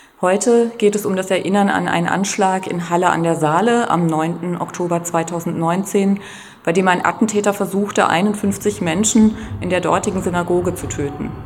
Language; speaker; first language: German; native; German